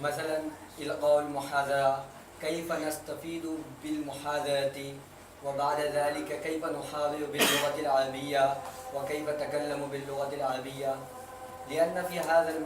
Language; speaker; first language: Arabic; non-native, learner; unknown